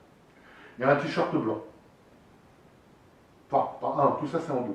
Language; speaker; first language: French; native; French